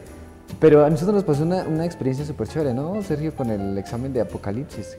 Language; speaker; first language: Spanish; native; Spanish